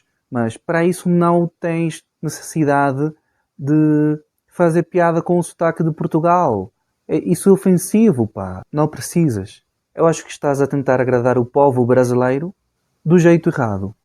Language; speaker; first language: Portuguese; non-native, fluent; Spanish